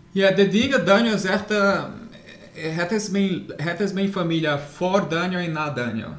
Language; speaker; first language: Dutch; non-native, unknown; Portuguese